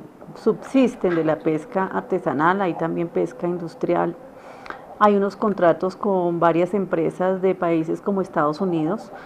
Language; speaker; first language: Spanish; native; Spanish